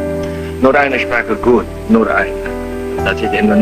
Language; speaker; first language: German; non-native, fluent; Indonesian